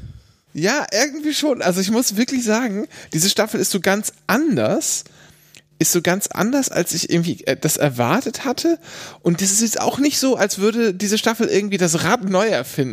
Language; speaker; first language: German; native; German